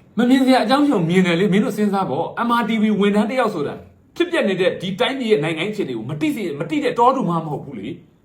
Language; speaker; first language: Burmese; native; Burmese